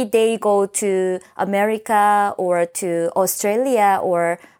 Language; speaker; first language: English; non-native, fluent; Korean